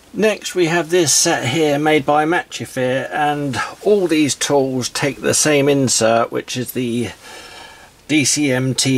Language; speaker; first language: English; native; English